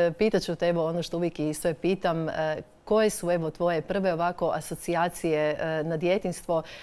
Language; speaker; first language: Croatian; native; Croatian